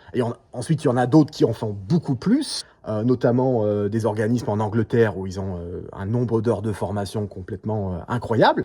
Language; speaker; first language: French; non-native, fluent; English